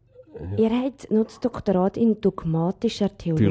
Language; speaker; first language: German; native; German